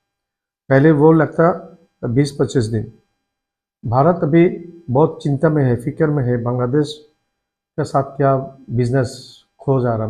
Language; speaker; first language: Hindi; non-native, learner; Bangla